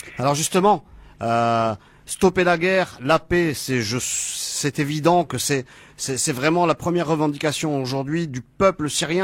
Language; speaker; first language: French; native; French